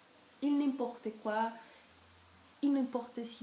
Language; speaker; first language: French; non-native, learner; Spanish